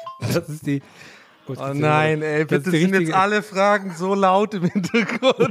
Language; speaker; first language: German; native; German